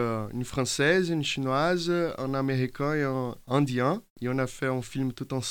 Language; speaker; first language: French; non-native, fluent; Portuguese